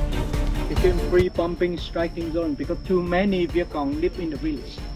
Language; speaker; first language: English; non-native, learner; Vietnamese